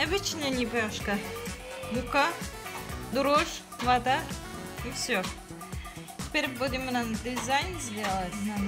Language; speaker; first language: Russian; non-native, learner; Tajik